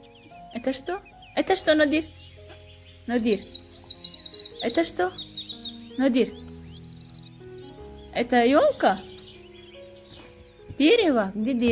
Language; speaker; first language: Russian; non-native, local second language; Tajik